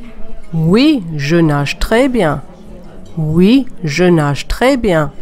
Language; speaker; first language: French; non-native, fluent; English